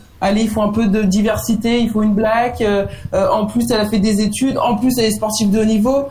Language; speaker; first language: French; native; French